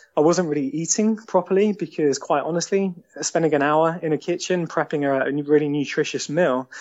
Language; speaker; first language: English; native; English